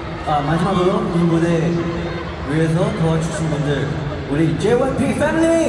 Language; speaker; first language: Korean; non-native, fluent; Chinese